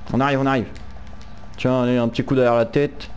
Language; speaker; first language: French; native; French